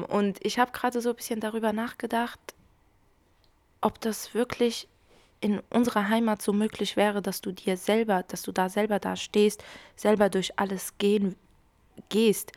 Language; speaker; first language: German; early bilingual, other home language; Kurdish